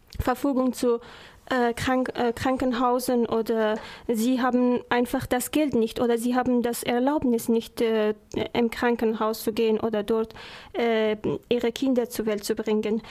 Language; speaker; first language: German; non-native, learner; Persian